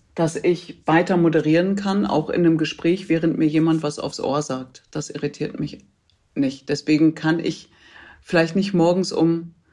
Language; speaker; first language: German; native; German